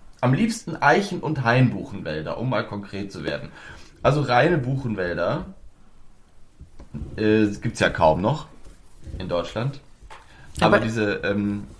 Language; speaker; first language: German; native; German